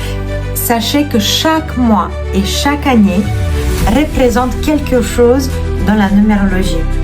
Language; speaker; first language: French; non-native, fluent; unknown